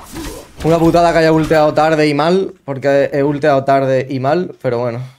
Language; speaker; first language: Spanish; native; Spanish